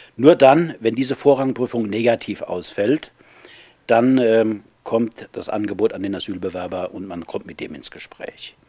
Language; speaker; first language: German; native; German